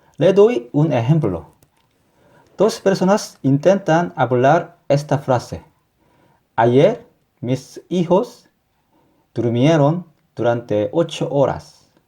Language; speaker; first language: Spanish; non-native, fluent; Korean